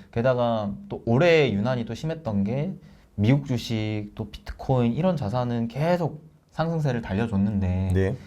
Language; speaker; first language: Korean; native; Korean